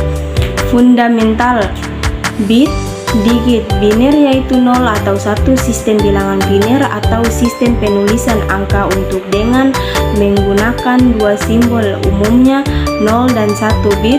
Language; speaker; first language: Indonesian; native; Indonesian